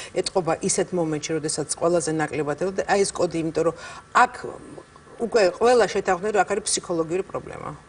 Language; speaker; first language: Georgian; native; Georgian